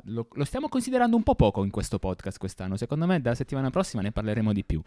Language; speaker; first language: Italian; native; Italian